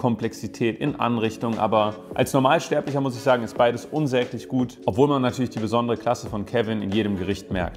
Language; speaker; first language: German; native; German